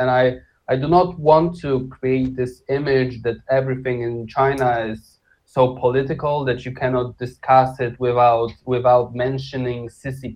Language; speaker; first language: English; non-native, fluent; Polish